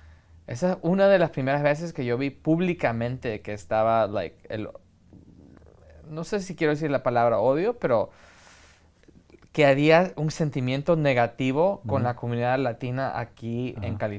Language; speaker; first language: Spanish; early bilingual, heritage; Spanish